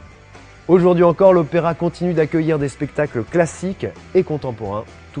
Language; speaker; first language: French; native; French